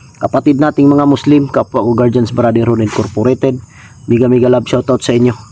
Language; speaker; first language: Filipino; non-native, local second language; Cebuano